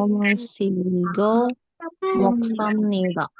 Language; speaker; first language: Korean; non-native, learner; Indonesian